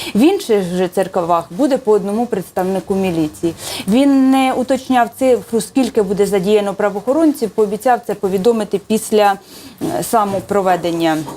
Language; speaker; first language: Ukrainian; native; Ukrainian